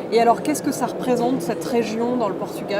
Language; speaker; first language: French; native; French